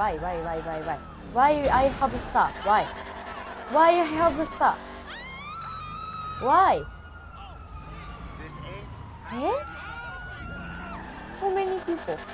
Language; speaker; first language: English; non-native, learner; Japanese